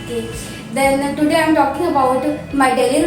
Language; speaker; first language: English; non-native, learner; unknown